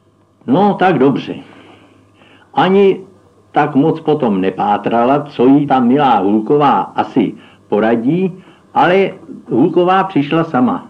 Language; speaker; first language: Czech; native; Czech